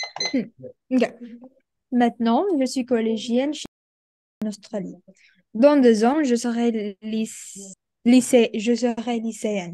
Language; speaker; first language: French; non-native, learner; Indonesian